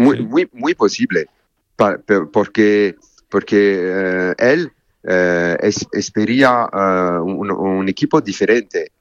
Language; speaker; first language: Spanish; non-native, learner; French